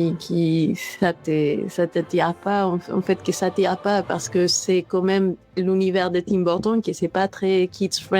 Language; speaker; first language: French; non-native, fluent; Spanish